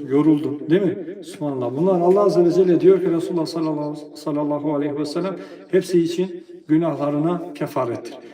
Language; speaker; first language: Turkish; non-native, fluent; Albanian